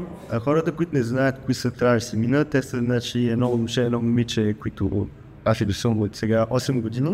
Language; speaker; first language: Bulgarian; early bilingual, heritage; Bulgarian